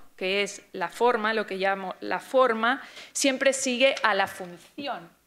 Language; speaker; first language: Spanish; native; Spanish